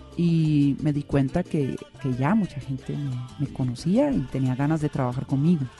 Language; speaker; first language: Spanish; non-native, fluent; Dutch